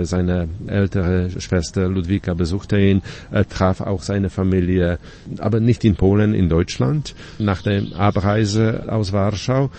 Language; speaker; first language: German; non-native, fluent; Polish